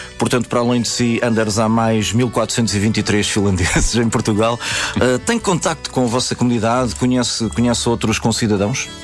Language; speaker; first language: Portuguese; native; Portuguese